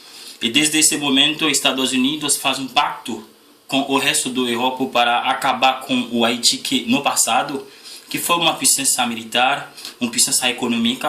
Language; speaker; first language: Portuguese; non-native, learner; Haitian Creole